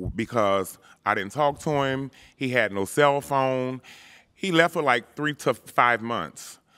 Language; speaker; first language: English; native; English